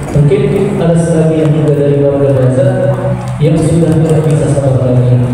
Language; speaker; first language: Indonesian; non-native, fluent; Arabic